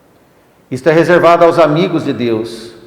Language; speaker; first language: Portuguese; native; Portuguese